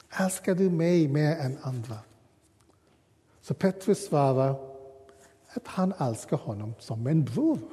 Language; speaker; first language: Swedish; non-native, learner; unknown